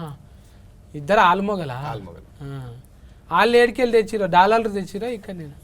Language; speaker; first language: Telugu; native; Telugu